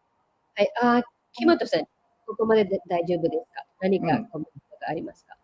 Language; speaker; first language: Japanese; non-native, fluent; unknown